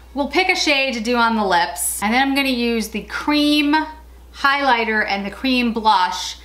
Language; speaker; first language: English; native; English